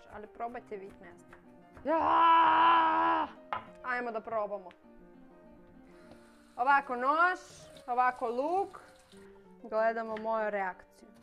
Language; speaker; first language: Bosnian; non-native, learner; Russian